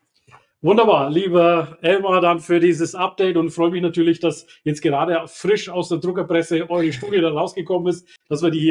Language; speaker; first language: German; native; German